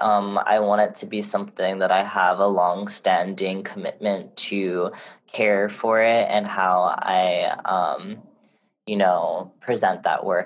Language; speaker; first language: English; native; English